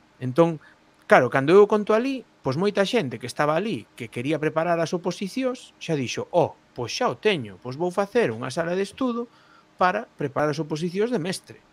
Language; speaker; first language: Galician; non-native, local second language; Spanish